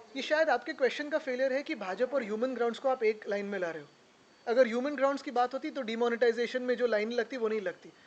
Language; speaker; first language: Hindi; non-native, local second language; Marathi